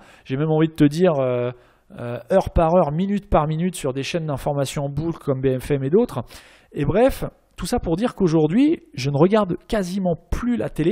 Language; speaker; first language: French; native; French